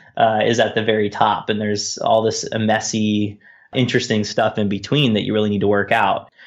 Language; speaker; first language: English; native; English